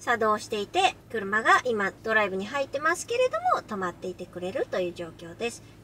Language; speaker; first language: Japanese; native; Japanese